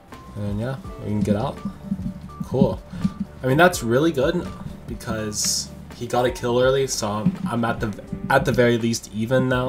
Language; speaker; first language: English; native; English